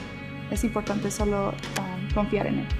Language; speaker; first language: Spanish; early bilingual, heritage; Spanish